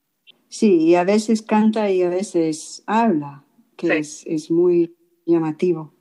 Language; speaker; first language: Spanish; non-native, fluent; English